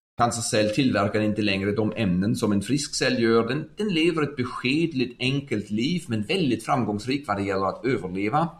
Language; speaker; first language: Swedish; non-native, fluent; German